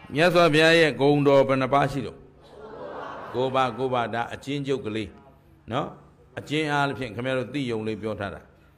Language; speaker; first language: Burmese; native; Burmese